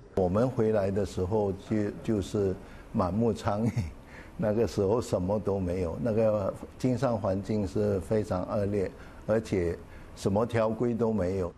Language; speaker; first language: Chinese; early bilingual, heritage; Chinese